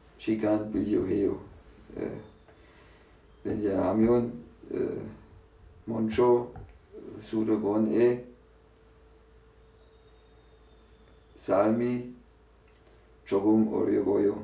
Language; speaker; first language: Korean; non-native, learner; German